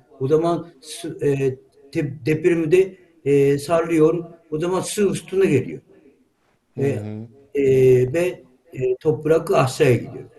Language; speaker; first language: Turkish; non-native, learner; Japanese